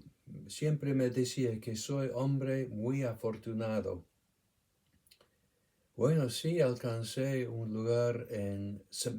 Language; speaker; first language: Spanish; non-native, fluent; English